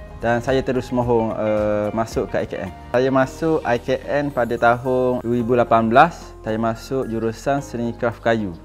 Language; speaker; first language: Malay; native; Malay